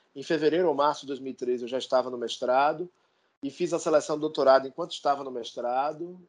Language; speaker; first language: Portuguese; native; Portuguese